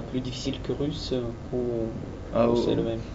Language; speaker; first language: French; non-native, learner; Russian